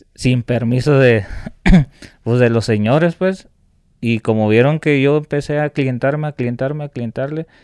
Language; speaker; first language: Spanish; native; Spanish